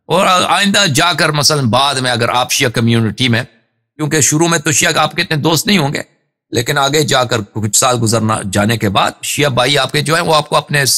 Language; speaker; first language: Urdu; non-native, fluent; Persian